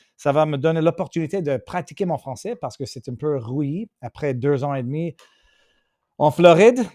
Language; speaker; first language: French; non-native, fluent; English